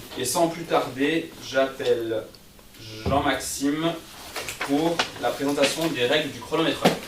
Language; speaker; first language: French; native; French